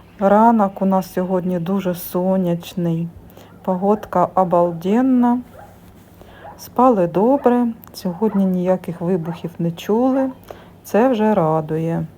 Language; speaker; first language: Ukrainian; non-native, local second language; Russian